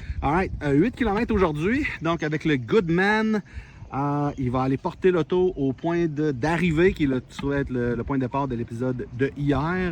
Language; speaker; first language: French; native; French